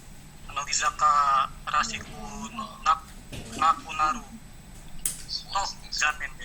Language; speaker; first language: Japanese; non-native, learner; Indonesian